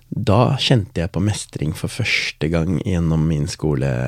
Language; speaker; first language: Norwegian; non-native, local second language; Tamil